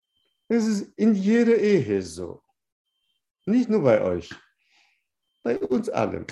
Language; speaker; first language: German; non-native, fluent; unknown